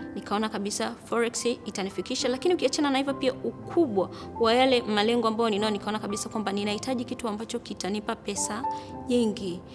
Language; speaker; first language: Swahili; native; Swahili